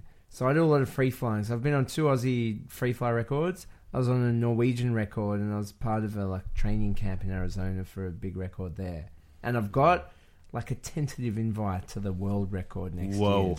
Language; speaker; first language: English; native; English